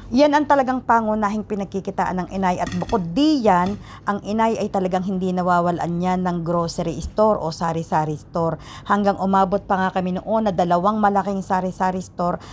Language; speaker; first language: Filipino; native; Filipino